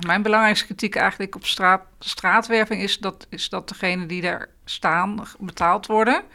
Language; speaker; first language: Dutch; native; Dutch